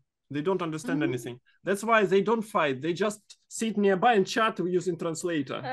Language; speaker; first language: English; non-native, fluent; Russian